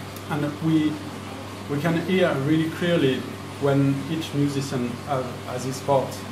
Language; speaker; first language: English; non-native, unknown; French